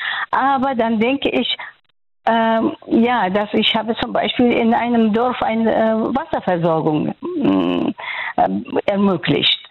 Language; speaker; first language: German; non-native, fluent; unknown